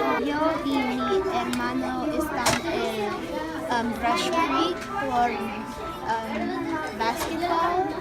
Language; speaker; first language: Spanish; non-native, learner; English